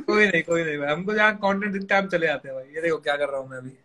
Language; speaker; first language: Hindi; native; Hindi